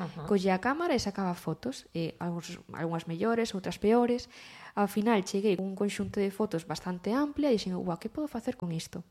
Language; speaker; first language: Galician; native; Galician